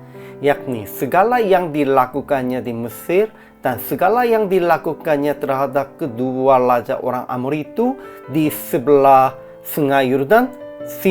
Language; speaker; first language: Indonesian; non-native, fluent; Korean